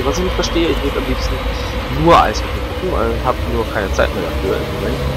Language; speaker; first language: German; native; German